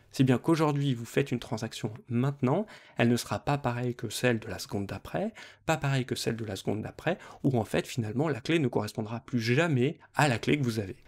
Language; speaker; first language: French; native; French